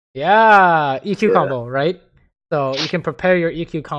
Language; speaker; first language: English; native; English